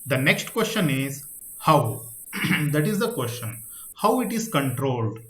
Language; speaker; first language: English; non-native, local second language; Kannada